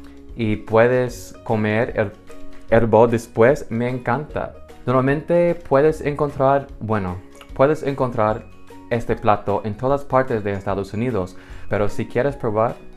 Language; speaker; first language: Spanish; non-native, fluent; English